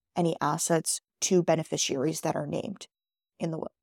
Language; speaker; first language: English; native; English